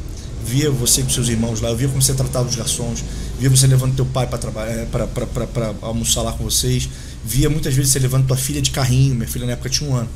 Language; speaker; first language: Portuguese; native; Portuguese